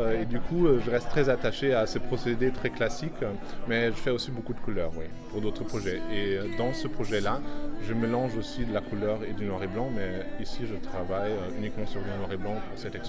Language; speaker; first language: French; non-native, fluent; German